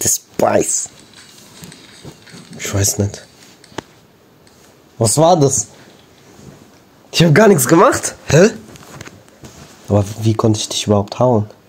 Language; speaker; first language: German; native; German